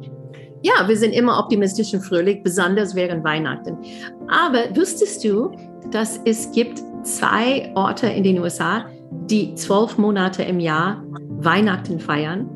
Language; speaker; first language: German; non-native, fluent; English